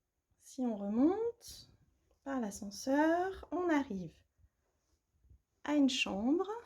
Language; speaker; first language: French; native; French